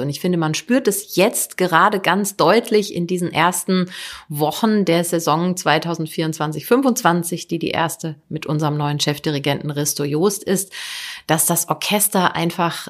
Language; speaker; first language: German; native; German